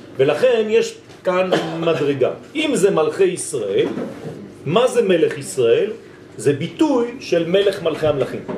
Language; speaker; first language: Hebrew; non-native, fluent; French